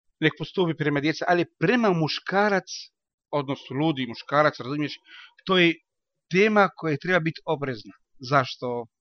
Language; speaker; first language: Bosnian; non-native, learner; Arabic